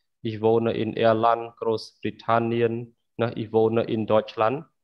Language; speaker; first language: German; non-native, fluent; Khmer